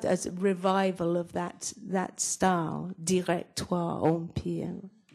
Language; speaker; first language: English; native; English